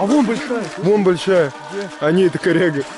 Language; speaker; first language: Russian; native; Russian